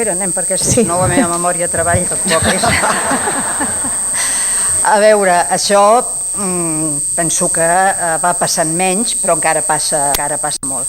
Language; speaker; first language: Catalan; native; Catalan